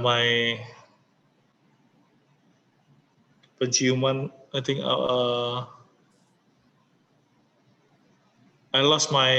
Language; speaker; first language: English; non-native, learner; Indonesian